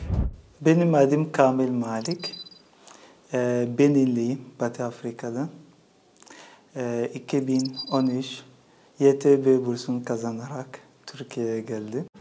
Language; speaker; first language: Turkish; non-native, fluent; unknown